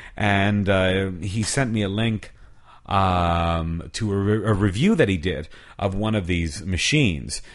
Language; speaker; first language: English; native; English